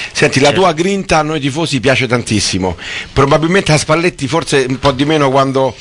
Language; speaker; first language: Italian; native; Italian